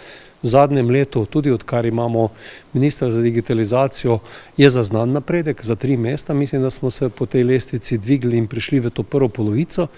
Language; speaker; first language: Slovenian; native; Slovenian